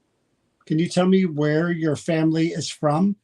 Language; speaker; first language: English; native; English